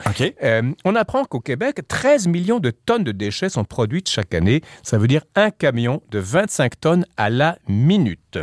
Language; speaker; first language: French; native; French